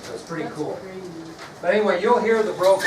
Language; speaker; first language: English; native; English